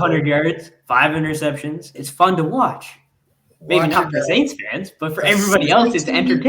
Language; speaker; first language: English; native; English